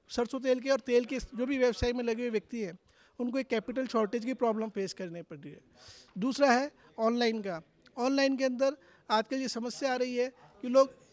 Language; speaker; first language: Hindi; native; Hindi